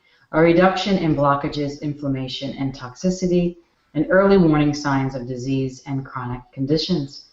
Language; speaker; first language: English; native; English